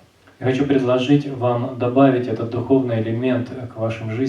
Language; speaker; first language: Russian; native; Russian